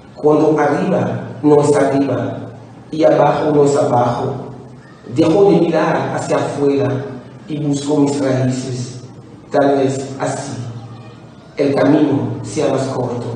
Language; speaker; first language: Spanish; non-native, fluent; Haitian Creole